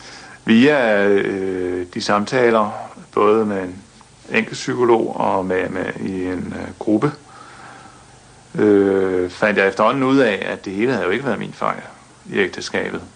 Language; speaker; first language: Danish; native; Danish